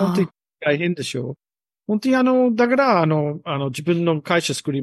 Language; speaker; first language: Japanese; non-native, learner; English